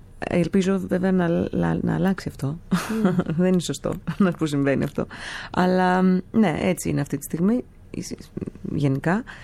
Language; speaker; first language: Greek; native; Greek